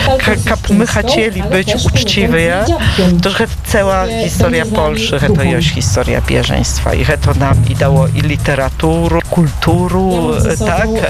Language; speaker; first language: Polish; non-native, local second language; Belarusian